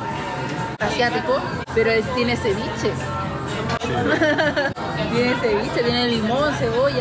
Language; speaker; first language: Spanish; native; Spanish